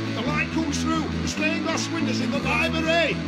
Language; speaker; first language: English; native; English